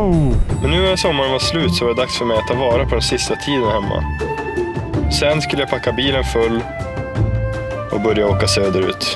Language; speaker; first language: Swedish; native; Swedish